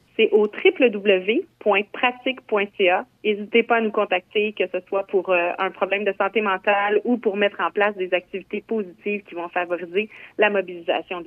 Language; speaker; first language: French; native; French